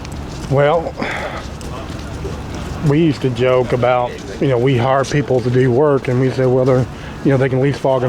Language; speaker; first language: English; native; English